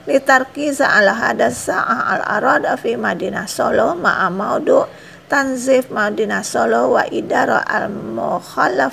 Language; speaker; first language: Arabic; non-native, fluent; Indonesian